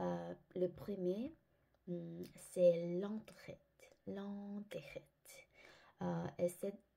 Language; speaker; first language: French; non-native, fluent; Korean